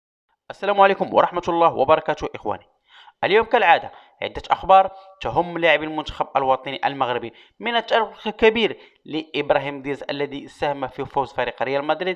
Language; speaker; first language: Arabic; native; Arabic